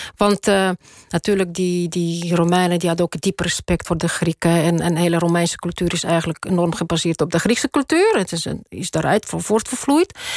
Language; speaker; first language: Dutch; non-native, fluent; Russian